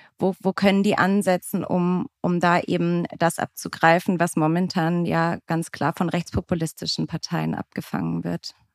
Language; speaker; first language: German; native; German